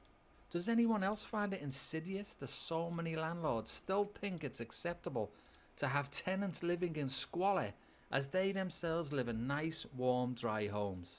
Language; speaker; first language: English; native; English